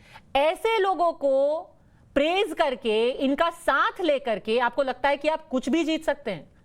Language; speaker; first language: Hindi; native; Hindi